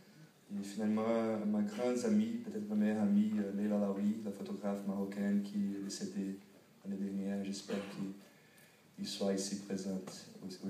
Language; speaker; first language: French; non-native, fluent; Portuguese